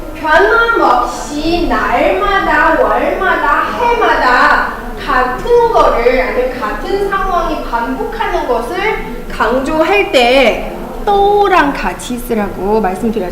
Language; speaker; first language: Korean; non-native, fluent; Chinese